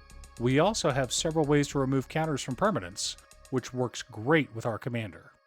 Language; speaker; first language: English; native; English